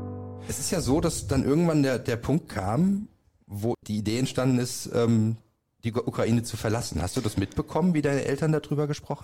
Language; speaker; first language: German; native; German